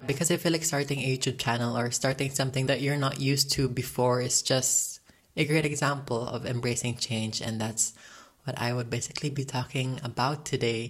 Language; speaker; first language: English; non-native, local second language; Cebuano